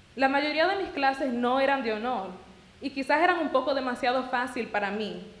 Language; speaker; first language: Spanish; early bilingual, other home language; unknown